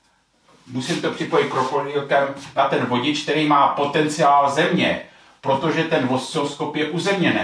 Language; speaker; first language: Czech; native; Czech